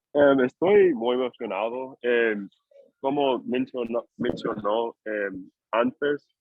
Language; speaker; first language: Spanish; non-native, fluent; English